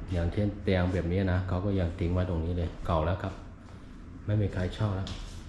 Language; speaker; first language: Thai; non-native, fluent; Chinese